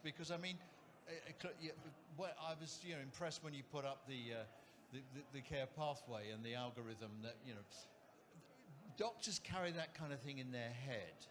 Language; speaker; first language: English; native; English